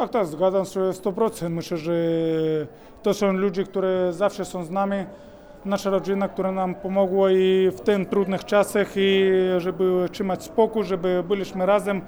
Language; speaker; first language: Polish; non-native, fluent; Spanish